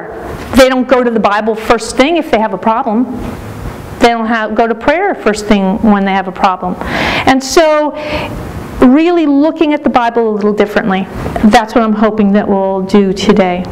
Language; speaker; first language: English; native; English